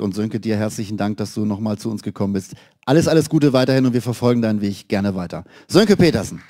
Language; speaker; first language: German; native; German